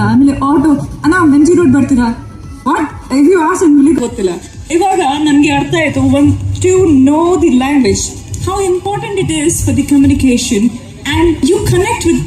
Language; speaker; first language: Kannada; non-native, local second language; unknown